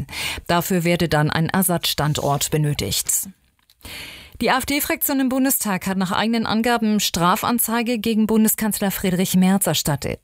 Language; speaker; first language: German; native; German